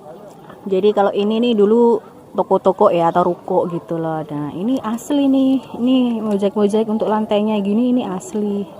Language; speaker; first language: Indonesian; native; Indonesian